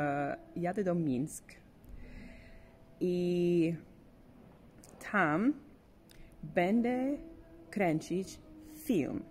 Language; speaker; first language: Polish; early bilingual, heritage; English